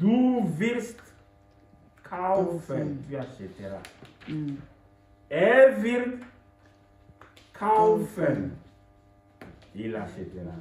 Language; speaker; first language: German; non-native, fluent; French